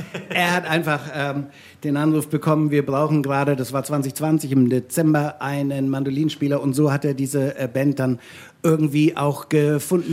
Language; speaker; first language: German; native; German